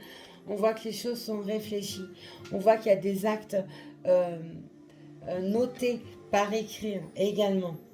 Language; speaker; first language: French; native; French